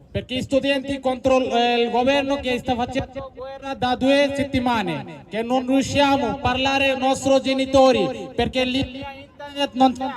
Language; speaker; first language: Italian; non-native, learner; Bangla